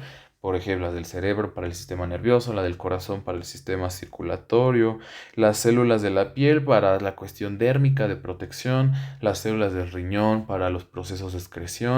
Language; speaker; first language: Spanish; native; Spanish